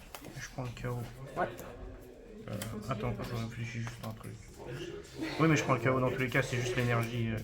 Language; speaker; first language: French; native; French